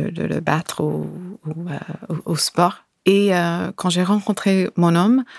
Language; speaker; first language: French; non-native, fluent; English